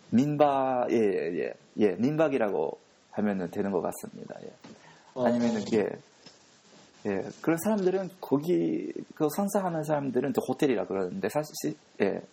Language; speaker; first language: Korean; non-native, fluent; Japanese